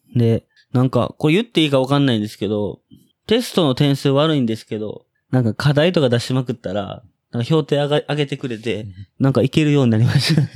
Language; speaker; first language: Japanese; native; Japanese